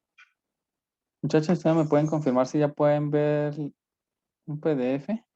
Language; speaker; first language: Spanish; native; Spanish